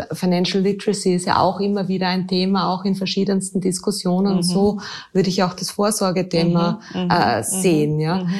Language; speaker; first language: German; native; German